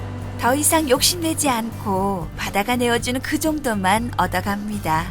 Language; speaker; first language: Korean; native; Korean